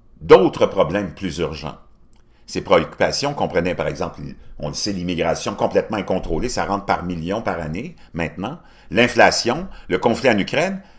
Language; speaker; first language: French; native; French